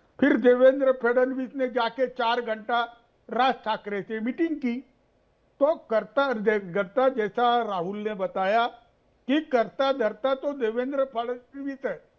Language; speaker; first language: Hindi; non-native, local second language; Marathi